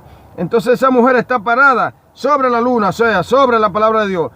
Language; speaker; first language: Spanish; native; Spanish